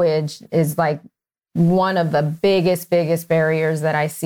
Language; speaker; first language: English; native; English